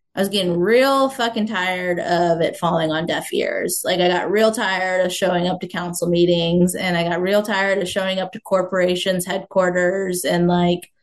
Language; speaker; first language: English; native; English